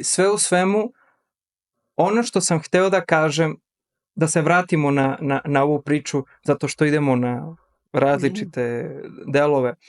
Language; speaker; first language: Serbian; early bilingual, heritage; Serbian